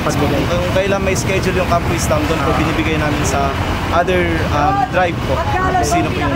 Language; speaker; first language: Filipino; non-native, local second language; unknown